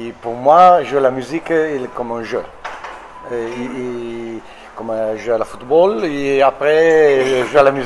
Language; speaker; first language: French; non-native, fluent; Italian